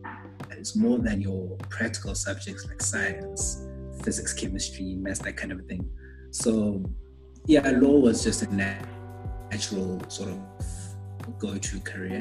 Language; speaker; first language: English; non-native, local second language; North Ndebele